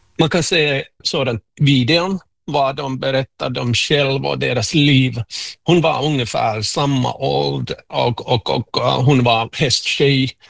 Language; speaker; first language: Swedish; non-native, local second language; Finnish